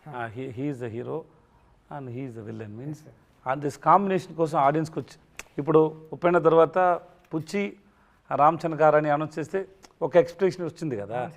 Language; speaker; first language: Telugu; non-native, learner; Tamil